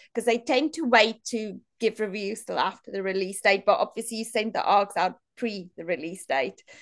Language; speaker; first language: English; non-native, local second language; Afrikaans